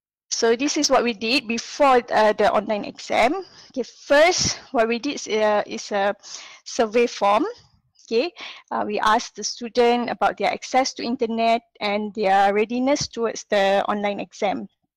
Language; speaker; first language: English; non-native, local second language; Malay